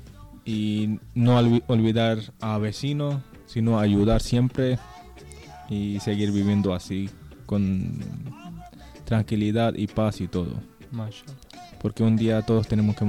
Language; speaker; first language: Spanish; non-native, learner; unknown